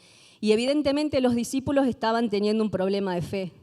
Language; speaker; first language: Spanish; native; Spanish